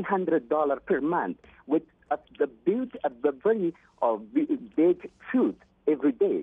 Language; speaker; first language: English; non-native, fluent; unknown